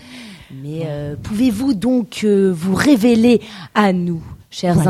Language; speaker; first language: French; native; French